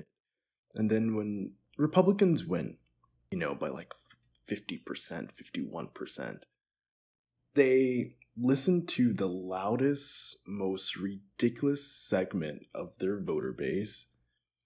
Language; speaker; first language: English; native; English